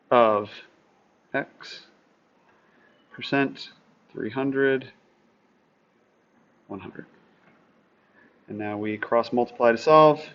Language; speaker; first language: English; native; English